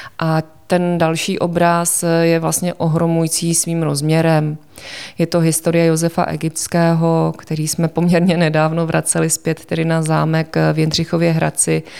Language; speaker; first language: Czech; native; Czech